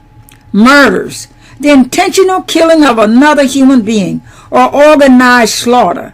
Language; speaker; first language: English; native; English